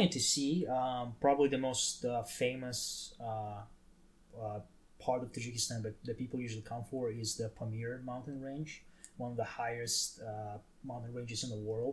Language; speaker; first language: English; non-native, fluent; Tajik